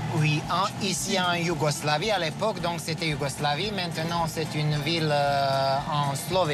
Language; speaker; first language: French; non-native, fluent; Serbian